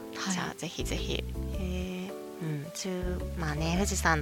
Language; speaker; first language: Japanese; native; Japanese